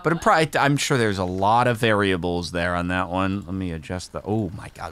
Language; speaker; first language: English; native; English